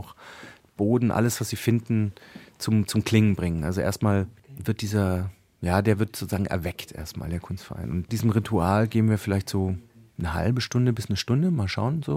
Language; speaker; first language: German; native; German